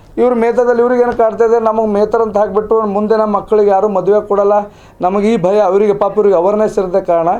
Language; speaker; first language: Kannada; native; Kannada